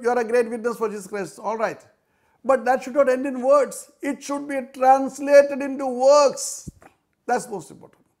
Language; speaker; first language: English; non-native, local second language; Malayalam